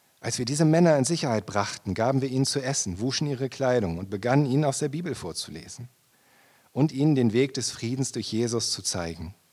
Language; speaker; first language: German; native; German